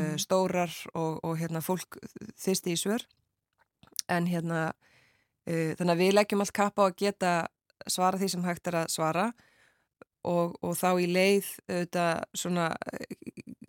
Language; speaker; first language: Icelandic; native; Icelandic